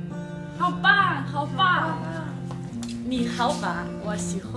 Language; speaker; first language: Chinese; non-native, learner; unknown